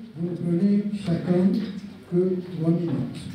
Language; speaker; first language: French; non-native, local second language; Arabic